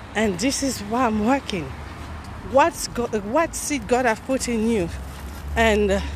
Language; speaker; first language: English; non-native, fluent; Haitian Creole